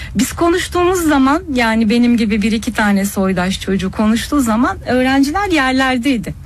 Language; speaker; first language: Turkish; early bilingual, heritage; Turkish